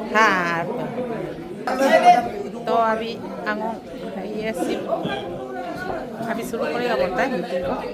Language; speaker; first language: Hindi; non-native, local second language; Adi